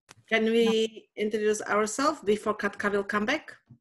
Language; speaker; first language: English; non-native, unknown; Slovak